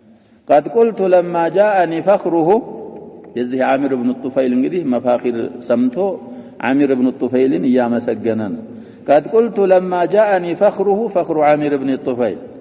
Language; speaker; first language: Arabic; non-native, fluent; Amharic